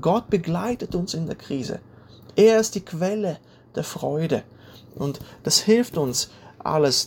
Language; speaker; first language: German; native; German